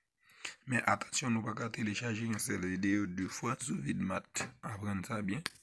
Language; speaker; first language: French; non-native, learner; Haitian Creole